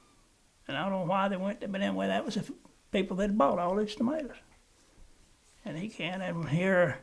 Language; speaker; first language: English; native; English